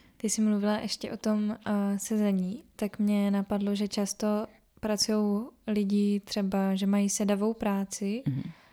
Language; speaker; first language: Czech; native; Czech